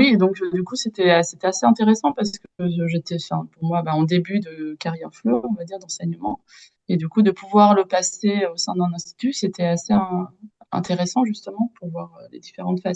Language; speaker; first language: French; native; French